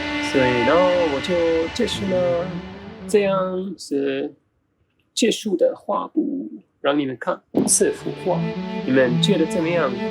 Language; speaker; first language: Chinese; non-native, fluent; German